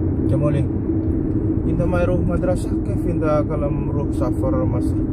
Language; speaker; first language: Arabic; non-native, learner; Indonesian